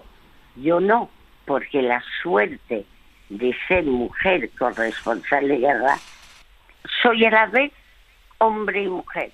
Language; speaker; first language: Spanish; early bilingual, other home language; French